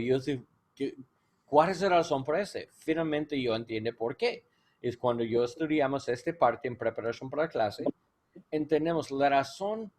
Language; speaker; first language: Spanish; non-native, learner; English